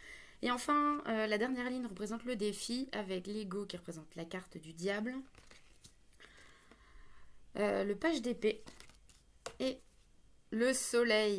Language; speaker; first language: French; native; French